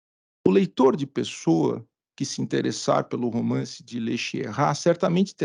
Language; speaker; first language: Portuguese; native; Portuguese